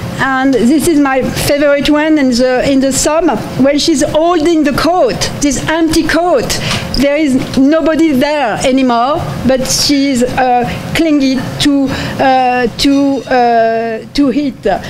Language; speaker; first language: English; non-native, fluent; French